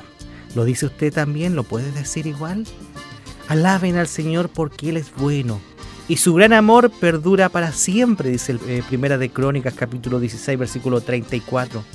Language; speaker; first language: Spanish; native; Spanish